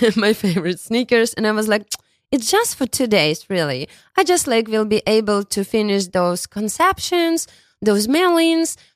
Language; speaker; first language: English; non-native, fluent; Ukrainian